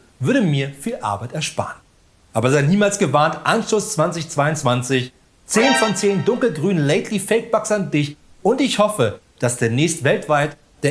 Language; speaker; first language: German; native; German